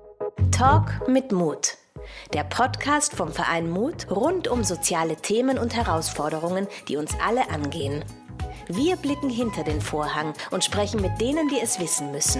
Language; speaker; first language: German; native; German